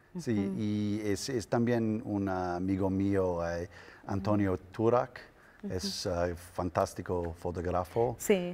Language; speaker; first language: Spanish; non-native, learner; English